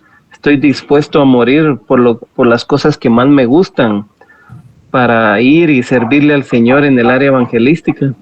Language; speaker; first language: Spanish; native; Spanish